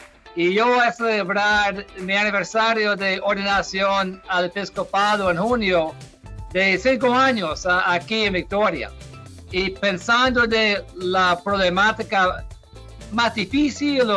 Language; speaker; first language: Spanish; non-native, fluent; English